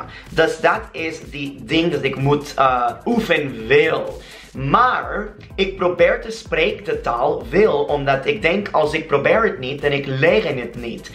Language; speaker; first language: Dutch; non-native, learner; Spanish